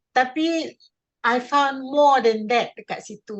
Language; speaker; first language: English; non-native, local second language; Malay